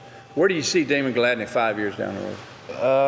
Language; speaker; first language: English; native; English